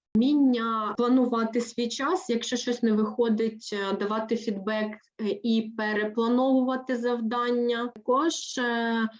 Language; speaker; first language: Ukrainian; native; Ukrainian